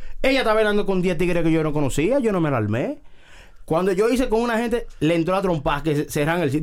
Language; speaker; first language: Spanish; early bilingual, heritage; Spanish